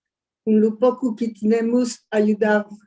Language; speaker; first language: Spanish; early bilingual, heritage; Ladino